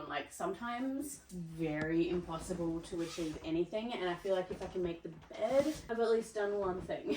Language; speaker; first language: English; native; English